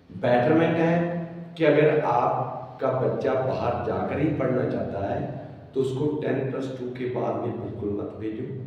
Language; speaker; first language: Hindi; non-native, local second language; Punjabi